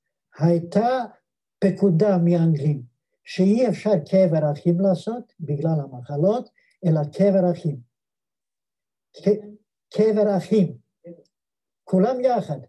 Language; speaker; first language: Hebrew; non-native, fluent; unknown